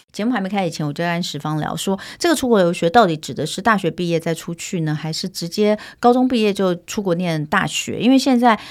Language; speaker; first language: Chinese; native; Chinese